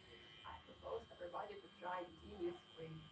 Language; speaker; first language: English; non-native, learner; Ukrainian